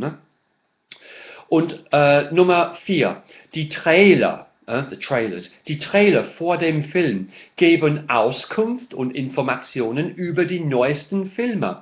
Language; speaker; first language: German; non-native, fluent; English